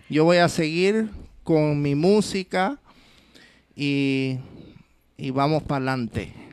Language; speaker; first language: Spanish; early bilingual, heritage; Spanish